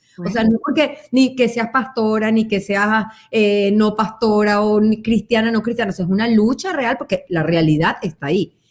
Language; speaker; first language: Spanish; native; Spanish